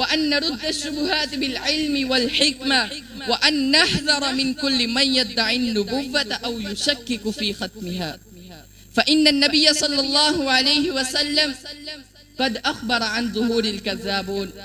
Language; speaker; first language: Arabic; non-native, learner; Urdu